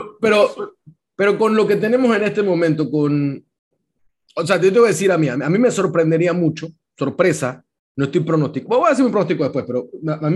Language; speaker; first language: Spanish; native; Spanish